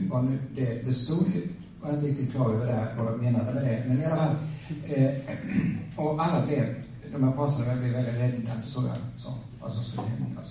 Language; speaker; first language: Swedish; native; Swedish